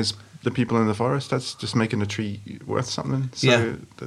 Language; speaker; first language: English; native; English